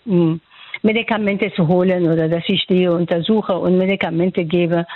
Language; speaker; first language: German; non-native, fluent; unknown